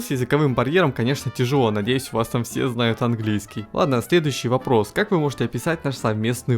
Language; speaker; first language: Russian; native; Russian